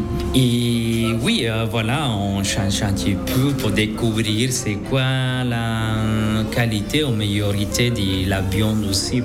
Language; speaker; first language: French; non-native, learner; Spanish